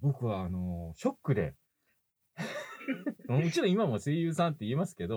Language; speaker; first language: Japanese; native; Japanese